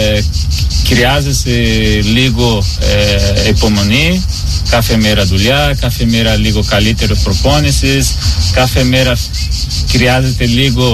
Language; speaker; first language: Greek; non-native, learner; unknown